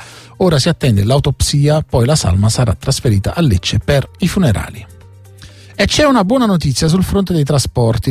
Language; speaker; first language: Italian; native; Italian